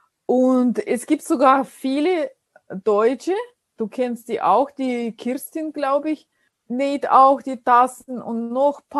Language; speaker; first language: German; non-native, fluent; Russian